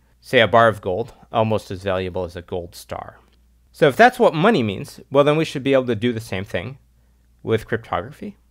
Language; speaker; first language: English; native; English